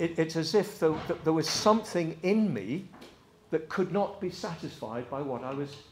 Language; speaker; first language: English; native; English